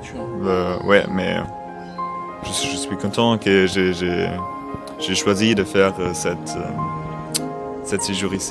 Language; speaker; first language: French; non-native, learner; German